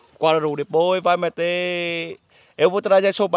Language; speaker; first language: Portuguese; non-native, learner; Vietnamese